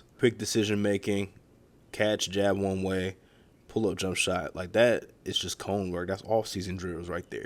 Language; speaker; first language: English; native; English